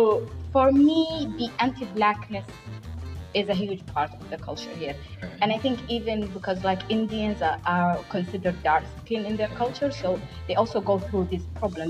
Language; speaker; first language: English; non-native, fluent; Somali